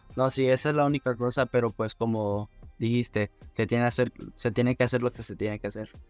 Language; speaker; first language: Spanish; early bilingual, heritage; Spanish